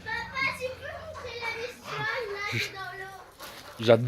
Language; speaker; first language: French; native; French